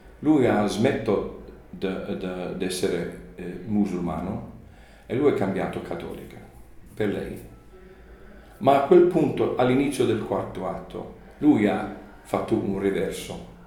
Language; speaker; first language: Italian; non-native, learner; English